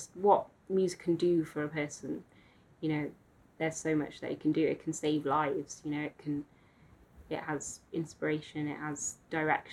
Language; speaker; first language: English; native; English